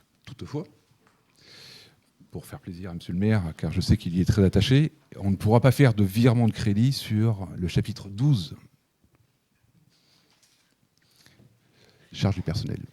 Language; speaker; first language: French; native; French